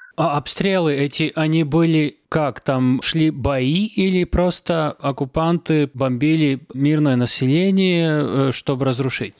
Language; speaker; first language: Russian; non-native, local second language; Latvian